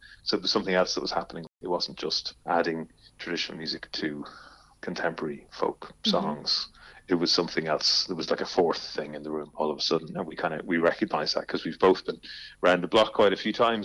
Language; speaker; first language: English; native; English